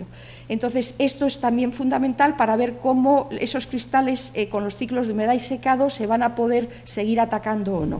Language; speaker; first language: Spanish; native; Spanish